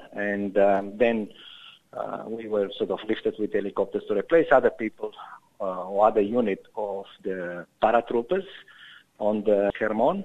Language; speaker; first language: English; non-native, fluent; Romanian